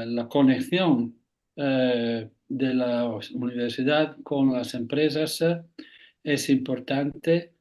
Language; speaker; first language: Spanish; non-native, fluent; Italian